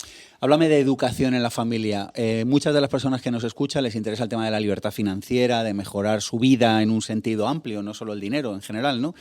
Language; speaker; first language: Spanish; native; Spanish